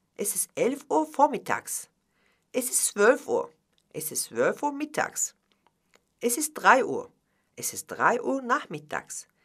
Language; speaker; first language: German; non-native, fluent; Turkish